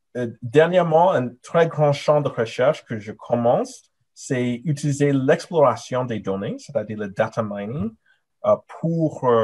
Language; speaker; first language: French; non-native, fluent; English